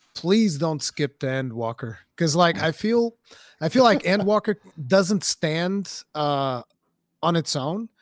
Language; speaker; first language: English; non-native, fluent; Portuguese